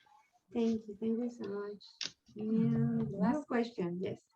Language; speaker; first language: English; non-native, learner; Spanish